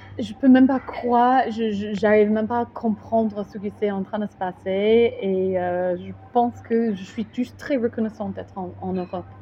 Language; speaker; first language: French; non-native, fluent; English